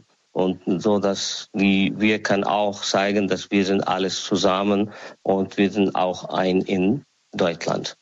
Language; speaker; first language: German; non-native, learner; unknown